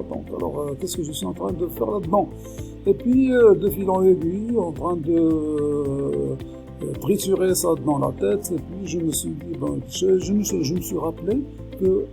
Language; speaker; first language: French; non-native, local second language; Arabic